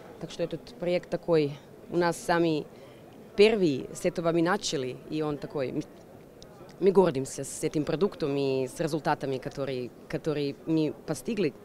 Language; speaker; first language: Russian; non-native, fluent; Serbian